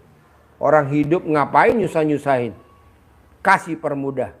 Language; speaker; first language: Indonesian; native; Indonesian